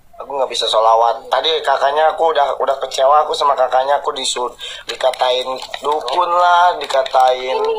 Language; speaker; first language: Indonesian; native; Indonesian